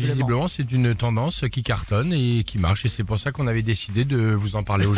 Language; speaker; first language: French; native; French